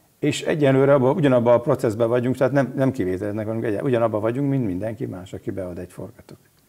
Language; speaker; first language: Hungarian; native; Hungarian